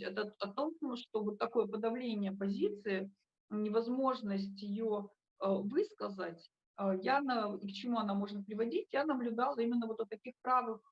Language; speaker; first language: Russian; native; Russian